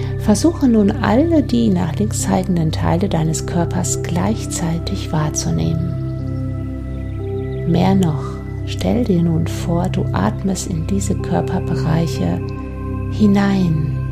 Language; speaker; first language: German; native; German